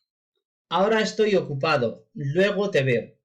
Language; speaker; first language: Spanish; non-native, fluent; Urdu